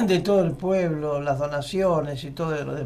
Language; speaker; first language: Spanish; native; Spanish